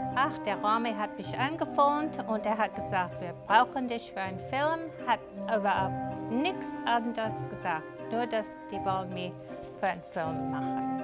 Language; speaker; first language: German; non-native, learner; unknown